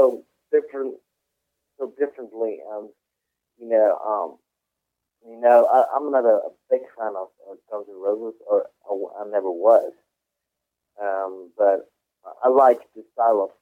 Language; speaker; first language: English; non-native, fluent; Swiss German